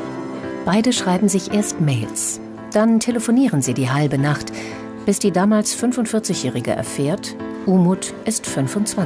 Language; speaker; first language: German; native; German